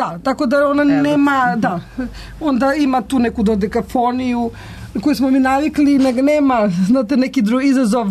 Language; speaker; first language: Serbian; native; Serbian